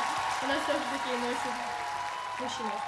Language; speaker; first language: Russian; native; Russian